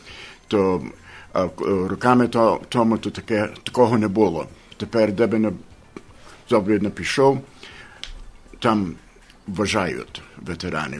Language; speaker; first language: Ukrainian; early bilingual, heritage; Ukrainian